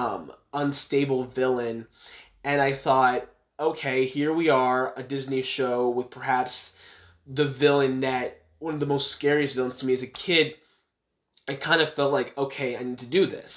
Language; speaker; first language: English; native; English